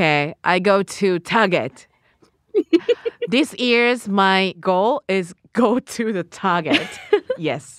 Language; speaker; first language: English; non-native, learner; Japanese